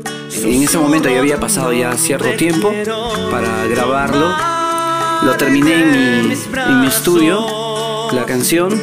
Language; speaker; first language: Spanish; native; Spanish